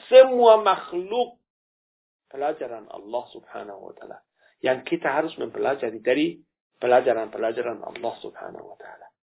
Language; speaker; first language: Indonesian; non-native, fluent; Persian